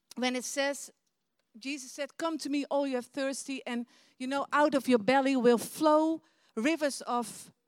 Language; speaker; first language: English; non-native, fluent; Dutch